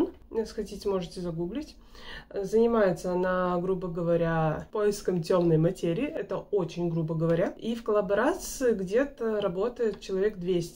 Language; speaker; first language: Russian; native; Russian